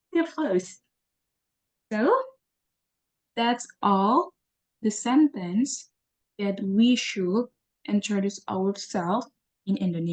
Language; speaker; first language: English; non-native, learner; Indonesian